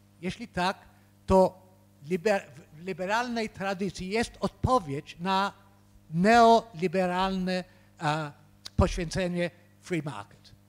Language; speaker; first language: Polish; early bilingual, heritage; Polish